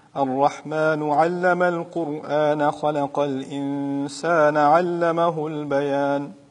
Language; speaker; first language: Urdu; early bilingual, heritage; Urdu